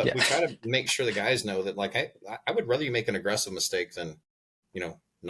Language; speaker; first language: English; native; English